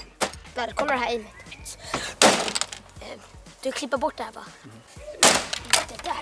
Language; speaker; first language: Swedish; native; Swedish